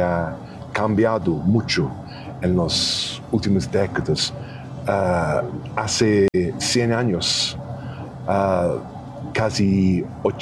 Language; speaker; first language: Spanish; non-native, fluent; English